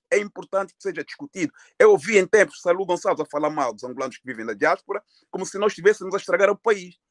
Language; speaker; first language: Portuguese; native; Portuguese